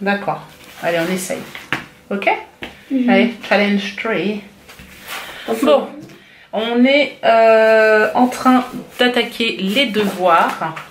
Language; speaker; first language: French; native; French